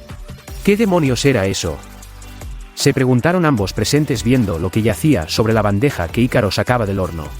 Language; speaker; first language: Spanish; native; Spanish